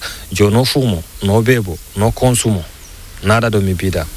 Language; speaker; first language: Spanish; non-native, learner; Fula